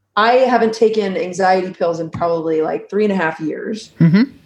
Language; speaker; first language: English; native; English